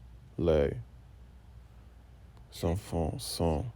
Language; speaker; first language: French; non-native, learner; English